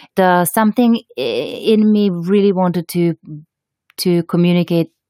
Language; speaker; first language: English; non-native, fluent; Hebrew